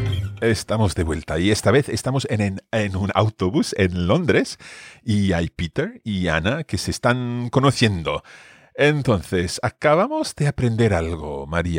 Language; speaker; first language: Spanish; non-native, fluent; English